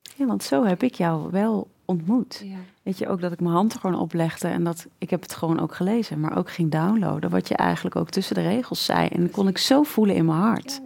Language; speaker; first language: Dutch; native; Dutch